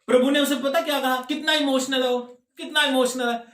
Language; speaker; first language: Hindi; non-native, local second language; Punjabi